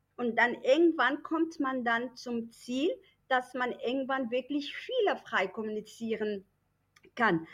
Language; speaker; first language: German; non-native, fluent; Arabic